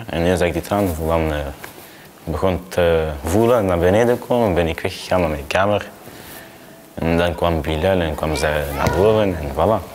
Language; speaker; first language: Dutch; early bilingual, other home language; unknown